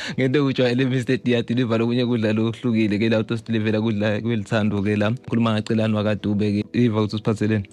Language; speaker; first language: Zulu; non-native, local second language; Swati